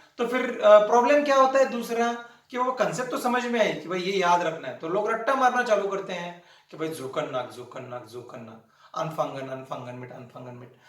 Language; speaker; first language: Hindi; non-native, local second language; Marathi